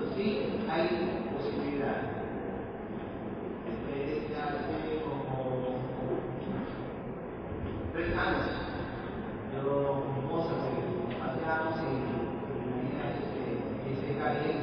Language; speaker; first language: Spanish; non-native, learner; Chinese